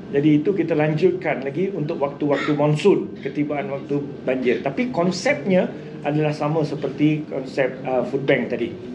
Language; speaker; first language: Malay; native; Malay